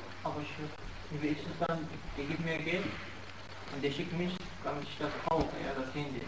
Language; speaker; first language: German; non-native, learner; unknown